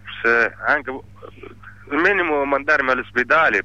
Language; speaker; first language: Italian; non-native, learner; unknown